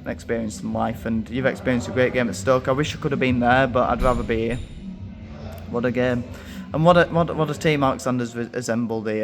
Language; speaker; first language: English; native; English